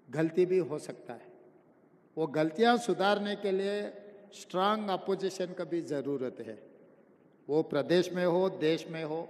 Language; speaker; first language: Hindi; non-native, local second language; Telugu